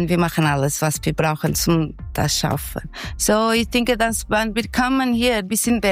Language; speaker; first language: German; non-native, learner; Portuguese